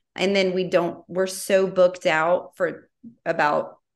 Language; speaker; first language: English; native; English